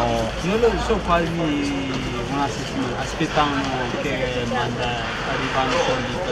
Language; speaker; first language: Italian; non-native, learner; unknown